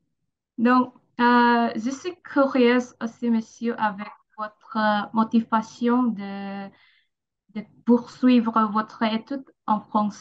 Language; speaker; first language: French; non-native, learner; Indonesian